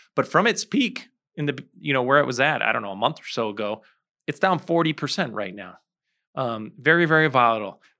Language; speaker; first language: English; native; English